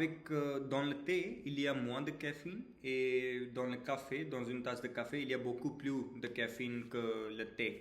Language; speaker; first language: French; non-native, learner; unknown